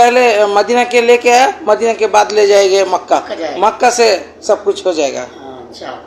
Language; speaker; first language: Hindi; non-native, learner; Bangla